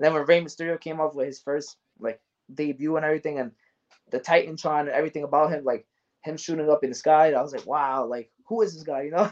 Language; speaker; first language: English; native; English